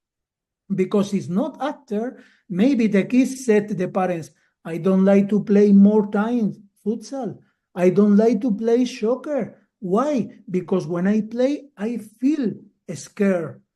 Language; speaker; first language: English; non-native, learner; Spanish